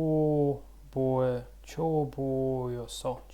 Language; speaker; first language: Korean; non-native, learner; Russian